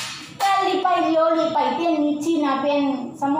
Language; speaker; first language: Chinese; non-native, learner; Filipino